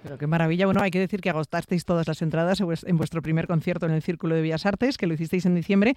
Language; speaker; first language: Spanish; native; Spanish